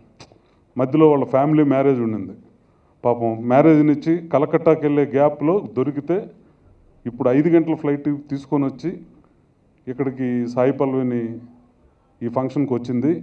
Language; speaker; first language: Telugu; native; Telugu